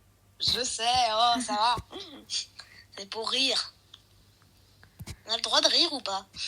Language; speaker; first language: French; native; French